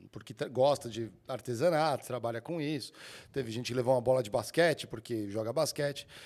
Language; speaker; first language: Portuguese; native; Portuguese